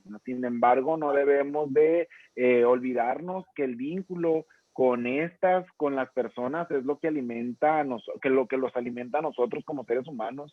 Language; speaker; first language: Spanish; native; Spanish